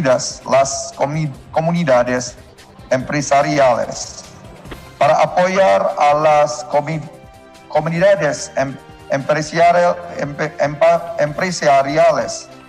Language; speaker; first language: Spanish; non-native, learner; Indonesian